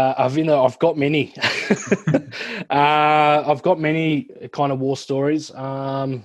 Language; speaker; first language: English; native; English